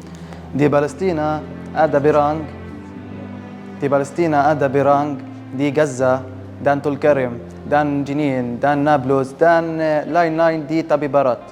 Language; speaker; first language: Indonesian; non-native, learner; Arabic